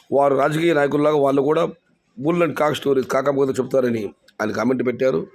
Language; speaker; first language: Telugu; non-native, local second language; Kannada